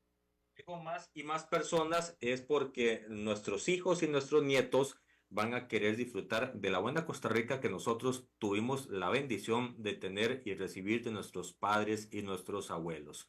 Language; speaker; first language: Spanish; native; Spanish